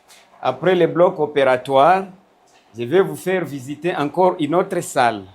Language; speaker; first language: French; non-native, local second language; Swahili